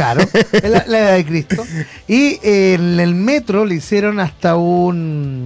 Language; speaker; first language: Spanish; native; Spanish